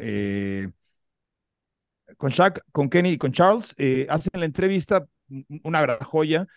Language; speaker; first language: Spanish; native; Spanish